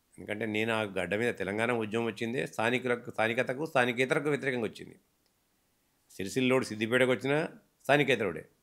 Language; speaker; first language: Telugu; native; Telugu